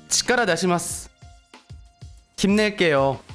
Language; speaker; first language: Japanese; non-native, fluent; Korean